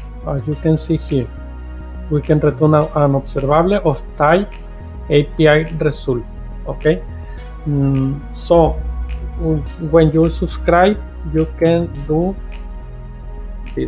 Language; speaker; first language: English; non-native, fluent; Spanish